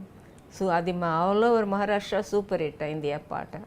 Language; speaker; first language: Telugu; non-native, fluent; Tamil